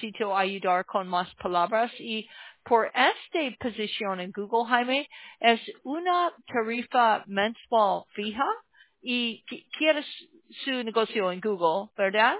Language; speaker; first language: Spanish; non-native, learner; English